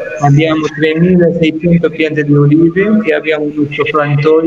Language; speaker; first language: Italian; non-native, fluent; Arabic